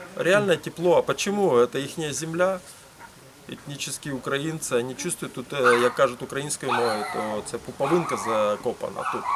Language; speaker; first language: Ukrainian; early bilingual, heritage; Ukrainian